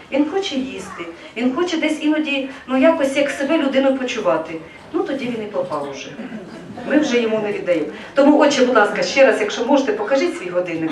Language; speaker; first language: Ukrainian; native; Ukrainian